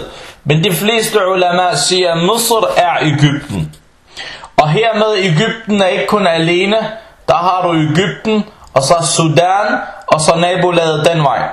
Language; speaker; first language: Danish; non-native, fluent; Arabic